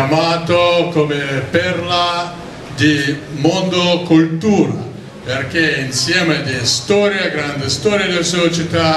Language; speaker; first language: Italian; non-native, learner; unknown